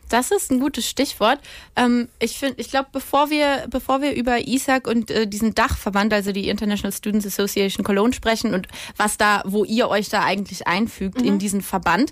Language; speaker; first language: German; native; German